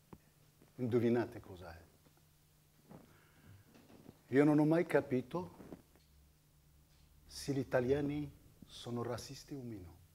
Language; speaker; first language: Italian; non-native, fluent; Arabic